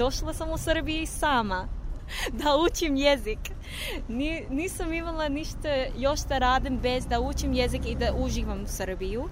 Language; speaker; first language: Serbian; non-native, learner; English